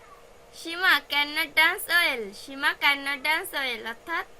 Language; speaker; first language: English; non-native, fluent; Bangla